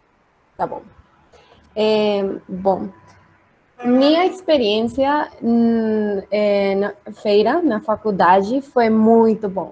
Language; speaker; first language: Portuguese; non-native, learner; Spanish